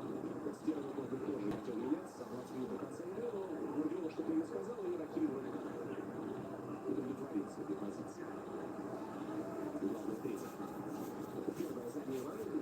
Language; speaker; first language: Russian; native; Russian